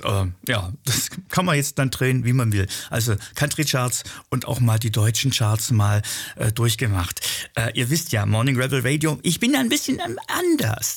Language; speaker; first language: German; native; German